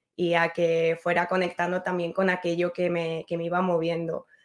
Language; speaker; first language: Spanish; native; Spanish